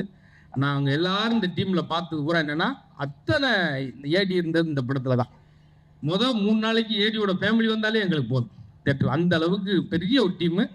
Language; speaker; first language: Tamil; native; Tamil